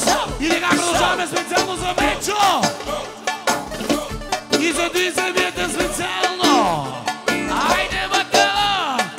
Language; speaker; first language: Bulgarian; non-native, local second language; Turkish